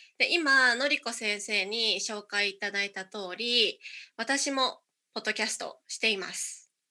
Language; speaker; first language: Japanese; native; Japanese